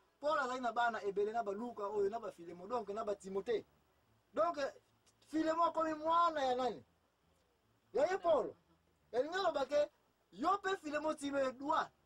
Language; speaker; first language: Lingala; native; Lingala